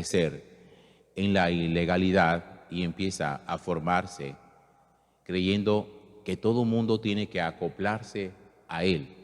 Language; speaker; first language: Spanish; native; Spanish